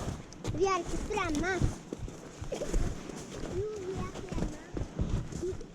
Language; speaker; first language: Norwegian; early bilingual, other home language; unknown